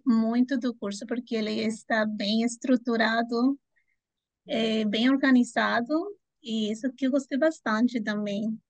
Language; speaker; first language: Portuguese; non-native, fluent; Spanish